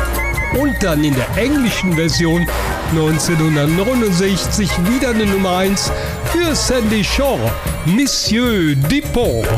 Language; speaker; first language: German; native; German